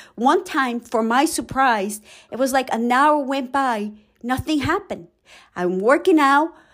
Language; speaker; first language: English; non-native, fluent; Portuguese